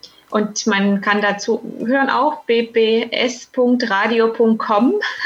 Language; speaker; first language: German; native; German